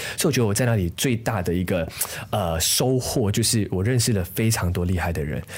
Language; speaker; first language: Chinese; native; Chinese